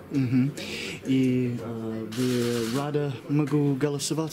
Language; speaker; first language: Russian; non-native, learner; English